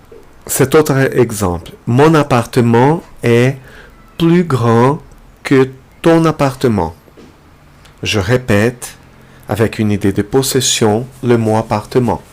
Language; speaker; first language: French; non-native, fluent; Portuguese